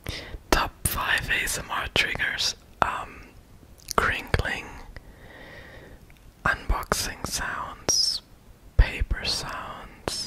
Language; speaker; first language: English; non-native, fluent; German